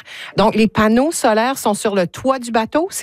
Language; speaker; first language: French; native; French